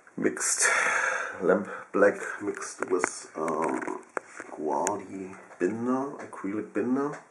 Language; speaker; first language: English; non-native, fluent; German